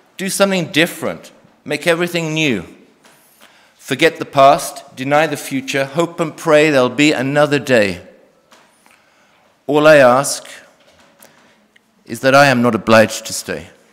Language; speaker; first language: English; native; English